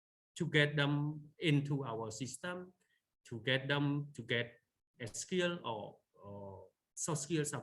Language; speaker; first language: English; non-native, learner; Khmer